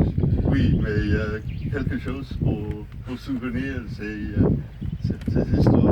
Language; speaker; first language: French; non-native, fluent; English